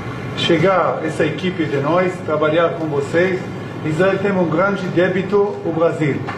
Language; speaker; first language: Portuguese; non-native, learner; Hebrew